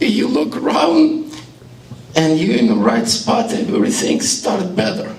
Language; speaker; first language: English; non-native, learner; Estonian